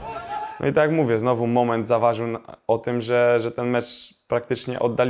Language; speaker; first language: Polish; native; Polish